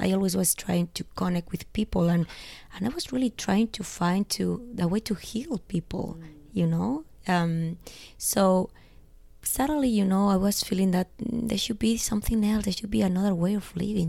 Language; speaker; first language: English; non-native, fluent; Spanish